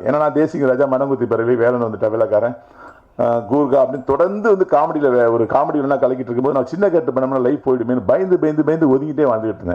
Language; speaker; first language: Tamil; native; Tamil